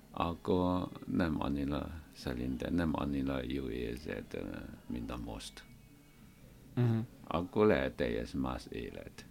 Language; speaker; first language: Hungarian; non-native, learner; Chinese